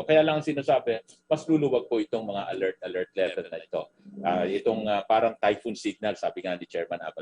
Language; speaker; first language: Filipino; native; Filipino